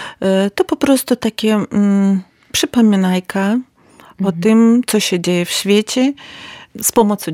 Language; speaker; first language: Polish; non-native, learner; Ukrainian